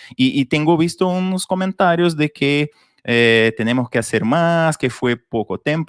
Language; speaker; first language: Spanish; non-native, fluent; Portuguese